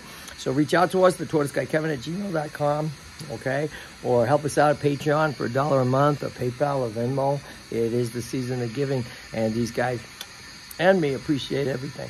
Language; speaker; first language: English; native; English